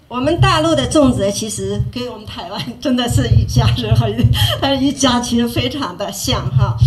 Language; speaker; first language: Chinese; native; Chinese